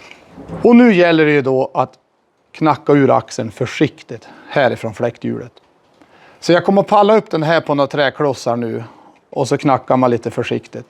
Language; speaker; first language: Swedish; native; Swedish